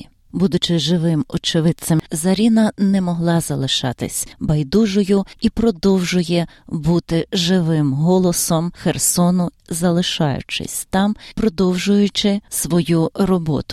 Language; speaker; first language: Ukrainian; native; Ukrainian